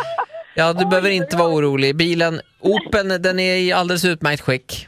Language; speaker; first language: Swedish; native; Swedish